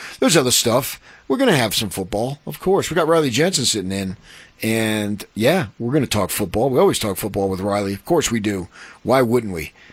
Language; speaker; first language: English; native; English